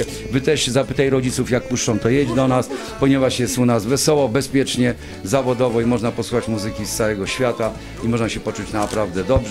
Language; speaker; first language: Polish; native; Polish